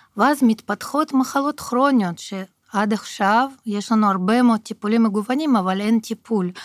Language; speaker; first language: Hebrew; early bilingual, other home language; Russian